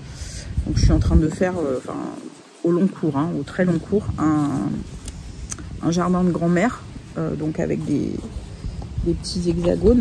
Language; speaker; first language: French; native; French